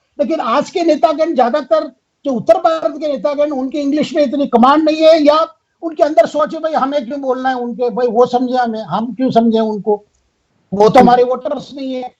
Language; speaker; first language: Hindi; non-native, local second language; Tamil